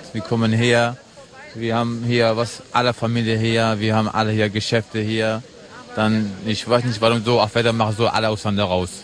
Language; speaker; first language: German; non-native, learner; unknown